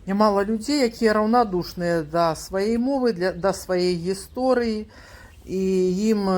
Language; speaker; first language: Belarusian; native; Belarusian